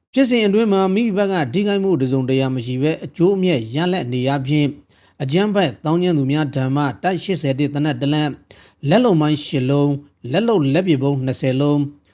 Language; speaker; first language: Burmese; native; Burmese